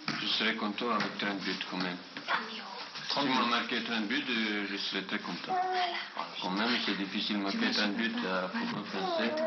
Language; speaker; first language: French; non-native, learner; Bosnian